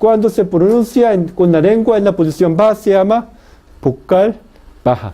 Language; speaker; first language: Spanish; non-native, fluent; Korean